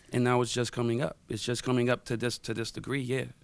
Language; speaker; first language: English; native; English